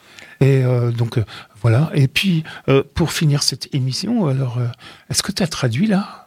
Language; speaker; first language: French; native; French